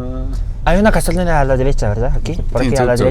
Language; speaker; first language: Spanish; early bilingual, other home language; Mongolian